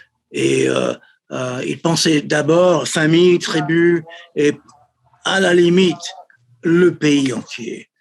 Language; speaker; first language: French; non-native, fluent; English